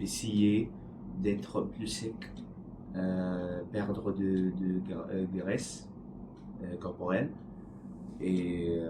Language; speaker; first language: French; non-native, learner; Arabic